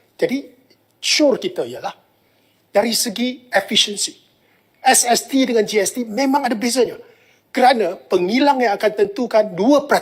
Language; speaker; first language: Malay; non-native, local second language; Chinese